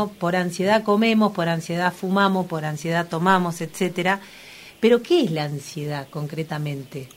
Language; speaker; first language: Spanish; native; Spanish